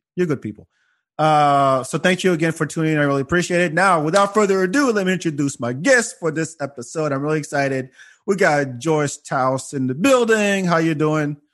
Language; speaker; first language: English; non-native, fluent; Wolof